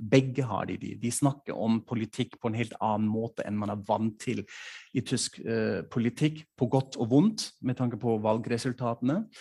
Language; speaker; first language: Norwegian; non-native, fluent; German